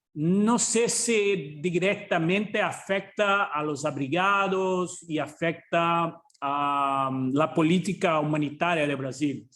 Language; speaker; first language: Spanish; non-native, fluent; Portuguese